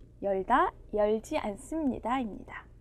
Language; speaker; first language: Korean; non-native, fluent; Indonesian